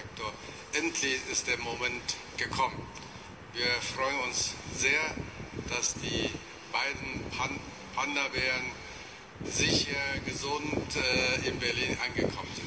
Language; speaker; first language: German; non-native, fluent; Chinese